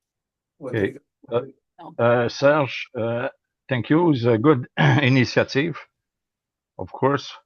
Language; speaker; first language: English; non-native, learner; French